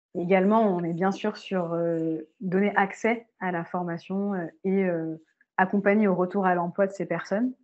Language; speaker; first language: French; native; French